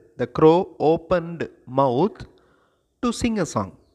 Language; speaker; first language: English; non-native, local second language; Tamil